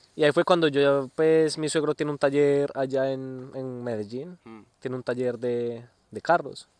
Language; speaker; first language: Spanish; native; Spanish